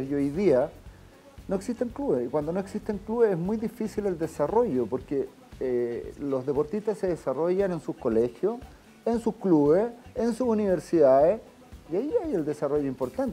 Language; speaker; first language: Spanish; native; Spanish